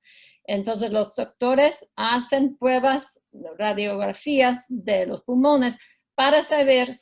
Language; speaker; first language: Spanish; non-native, fluent; English